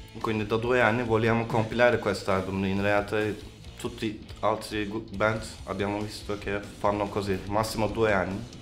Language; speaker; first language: Italian; non-native, learner; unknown